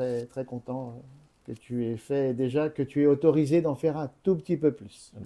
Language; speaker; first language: French; native; French